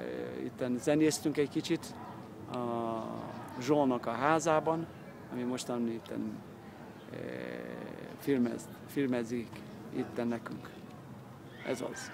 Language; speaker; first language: Hungarian; early bilingual, heritage; Hungarian